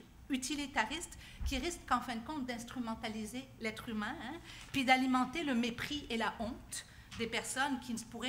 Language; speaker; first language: French; native; French